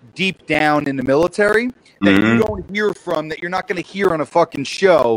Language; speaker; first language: English; native; English